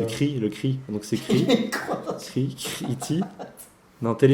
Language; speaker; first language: French; native; French